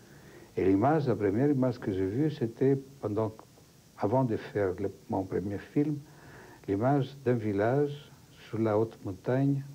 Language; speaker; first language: French; non-native, fluent; Greek